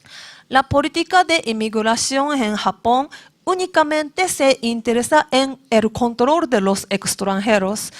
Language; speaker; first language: Spanish; non-native, learner; Japanese